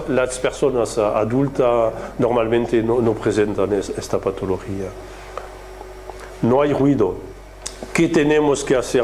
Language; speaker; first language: Spanish; non-native, fluent; French